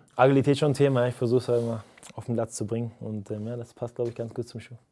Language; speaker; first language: German; native; German